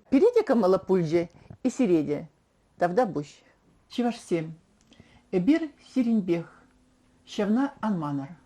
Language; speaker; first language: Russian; non-native, local second language; Chuvash